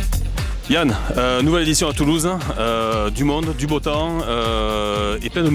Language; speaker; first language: French; native; French